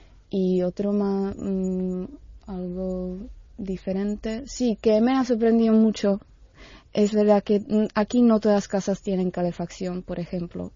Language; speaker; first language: Spanish; non-native, fluent; Czech